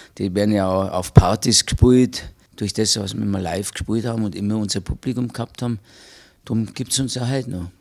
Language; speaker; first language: German; native; German